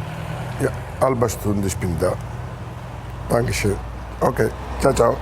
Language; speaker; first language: German; non-native, learner; Italian